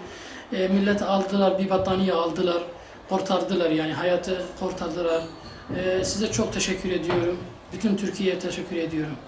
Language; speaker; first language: Turkish; non-native, learner; Arabic